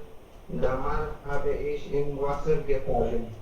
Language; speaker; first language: German; non-native, learner; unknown